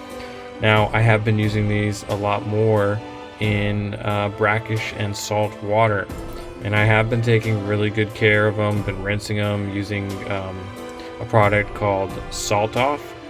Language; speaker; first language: English; native; English